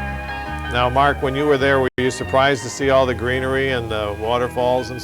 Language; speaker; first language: English; native; English